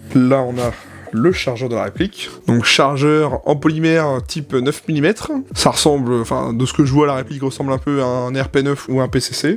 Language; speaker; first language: French; native; French